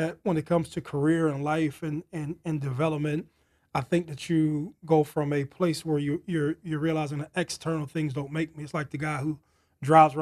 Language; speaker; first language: English; native; English